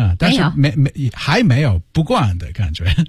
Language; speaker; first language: Chinese; non-native, learner; English